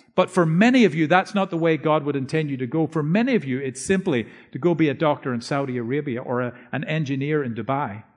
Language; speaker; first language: English; native; English